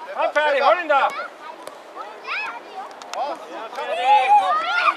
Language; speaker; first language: German; native; German